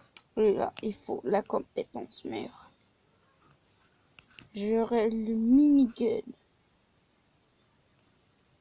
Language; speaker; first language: French; non-native, learner; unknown